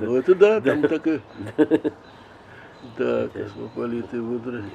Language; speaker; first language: Russian; native; Russian